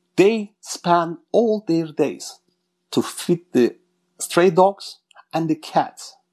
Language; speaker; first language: English; non-native, fluent; Turkish